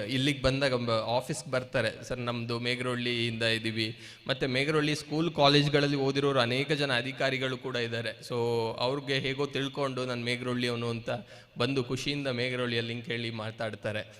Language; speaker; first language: Kannada; native; Kannada